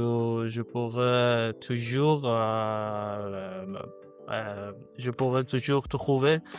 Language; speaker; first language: French; non-native, learner; Persian